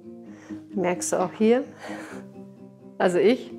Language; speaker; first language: German; native; German